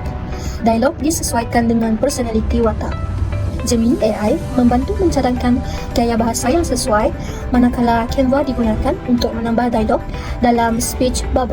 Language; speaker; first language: Malay; native; Malay